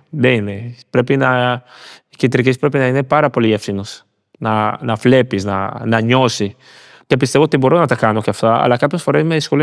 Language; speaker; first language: Greek; non-native, learner; Spanish